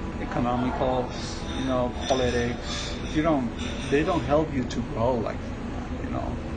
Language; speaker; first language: English; non-native, fluent; Spanish